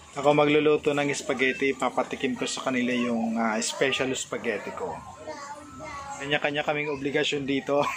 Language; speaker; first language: Filipino; native; Filipino